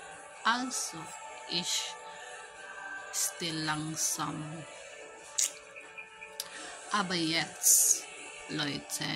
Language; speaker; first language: German; non-native, learner; Filipino